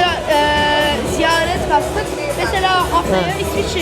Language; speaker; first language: Turkish; early bilingual, heritage; Turkish